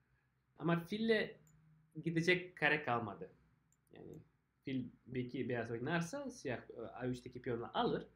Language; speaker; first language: Turkish; non-native, fluent; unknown